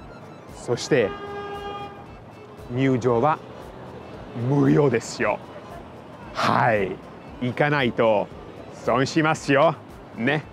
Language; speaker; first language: Japanese; non-native, fluent; Italian